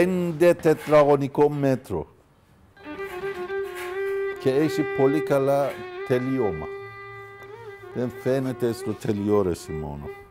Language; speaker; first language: Greek; non-native, learner; Persian